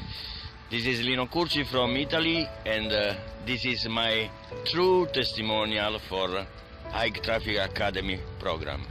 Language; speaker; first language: English; non-native, learner; Italian